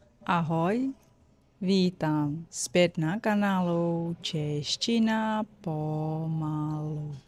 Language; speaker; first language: Czech; non-native, fluent; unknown